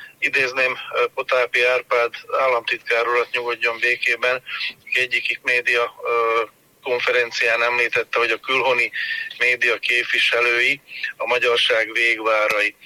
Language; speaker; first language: Hungarian; native; Hungarian